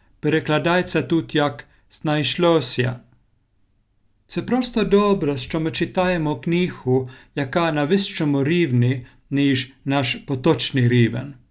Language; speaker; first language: Ukrainian; non-native, learner; Finnish